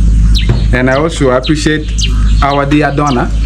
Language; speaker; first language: English; non-native, local second language; Acoli